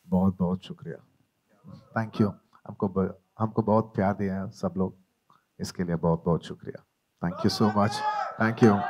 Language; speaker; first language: Hindi; non-native, local second language; Telugu